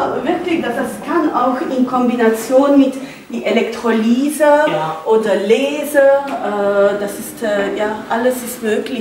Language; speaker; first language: German; non-native, learner; Dutch